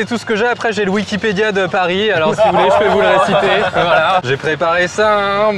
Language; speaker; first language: French; native; French